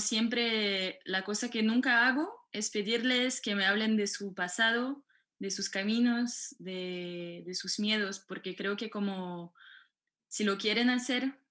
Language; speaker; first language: Spanish; non-native, fluent; French